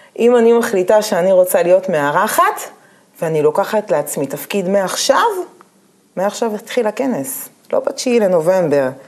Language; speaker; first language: Hebrew; native; Hebrew